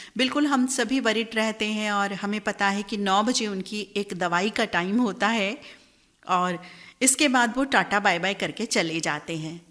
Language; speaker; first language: Hindi; native; Hindi